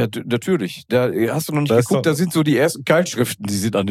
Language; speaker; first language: German; native; German